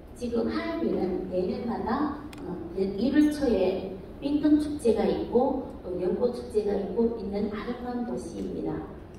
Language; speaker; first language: Korean; early bilingual, heritage; Korean